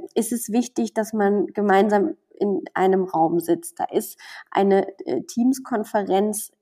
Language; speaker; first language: German; native; German